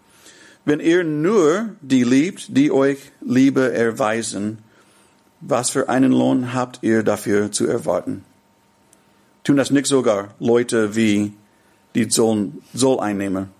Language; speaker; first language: German; non-native, fluent; English